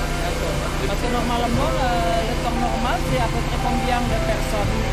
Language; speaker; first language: French; non-native, fluent; Indonesian